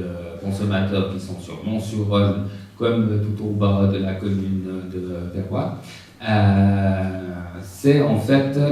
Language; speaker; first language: French; native; French